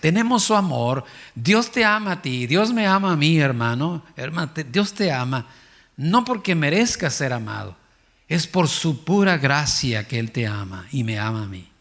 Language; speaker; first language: Spanish; native; Spanish